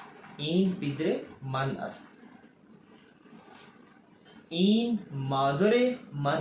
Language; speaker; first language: Persian; non-native, fluent; Urdu